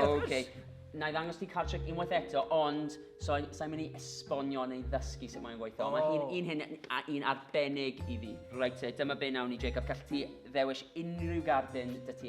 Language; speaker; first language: Welsh; native; Welsh